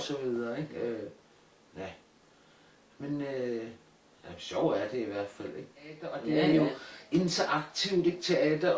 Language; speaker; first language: Danish; non-native, local second language; Kalaallisut